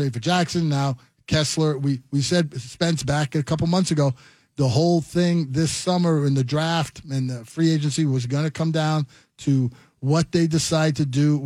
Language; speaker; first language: English; native; English